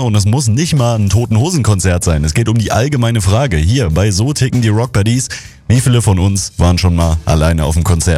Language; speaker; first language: German; native; German